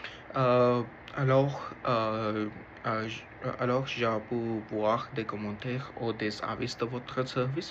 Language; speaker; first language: French; non-native, learner; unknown